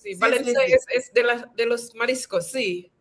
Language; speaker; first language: Spanish; non-native, fluent; English